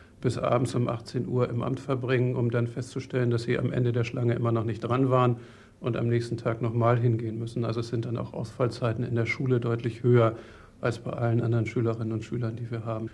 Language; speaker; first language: German; native; German